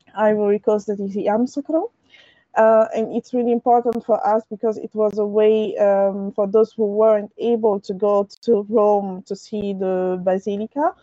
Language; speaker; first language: English; early bilingual, other home language; French